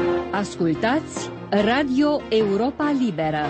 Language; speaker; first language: Romanian; native; Romanian